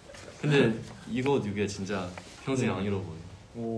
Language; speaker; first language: Korean; non-native, fluent; Chinese